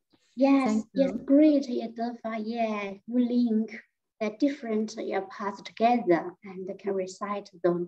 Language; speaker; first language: English; non-native, fluent; Chinese